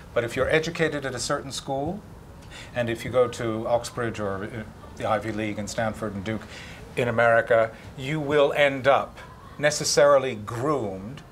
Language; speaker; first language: English; native; English